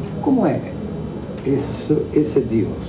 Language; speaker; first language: Spanish; non-native, fluent; Portuguese